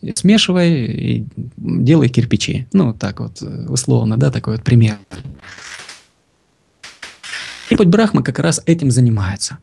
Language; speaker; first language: Russian; native; Russian